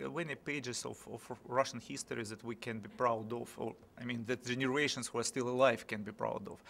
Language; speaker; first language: English; non-native, fluent; Russian